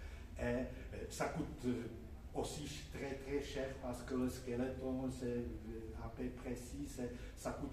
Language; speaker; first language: French; non-native, fluent; Czech